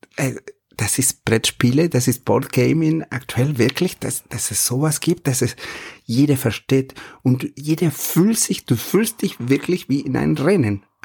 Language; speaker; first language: German; non-native, fluent; Spanish